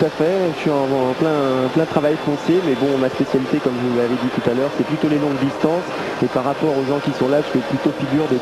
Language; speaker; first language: French; native; French